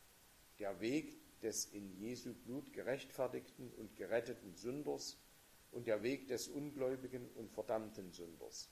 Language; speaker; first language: German; native; German